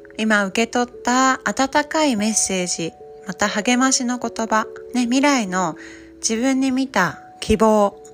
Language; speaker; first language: Japanese; native; Japanese